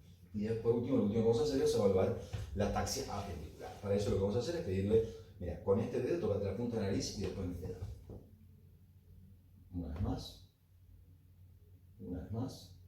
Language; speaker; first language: Spanish; native; Spanish